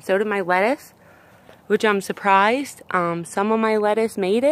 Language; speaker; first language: English; native; English